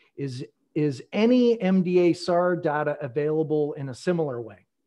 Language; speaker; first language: English; native; English